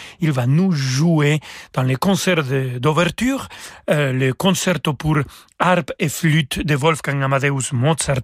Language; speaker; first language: French; non-native, fluent; Spanish